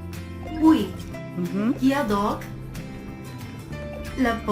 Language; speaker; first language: French; non-native, learner; Spanish